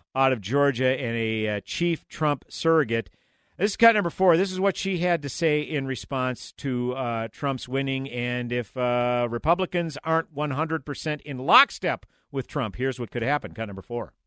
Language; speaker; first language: English; native; English